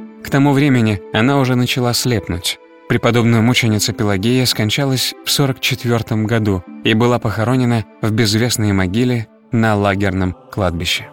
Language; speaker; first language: Russian; native; Russian